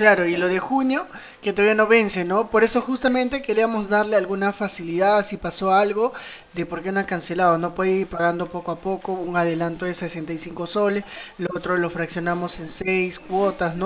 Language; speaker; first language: Spanish; native; Spanish